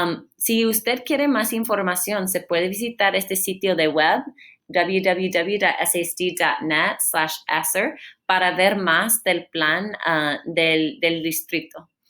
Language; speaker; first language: Spanish; non-native, fluent; English